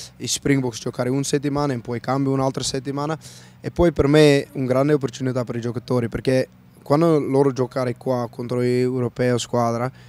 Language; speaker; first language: Italian; non-native, learner; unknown